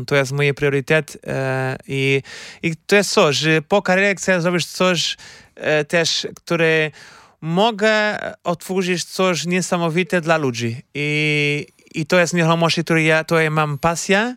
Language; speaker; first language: Polish; non-native, fluent; Portuguese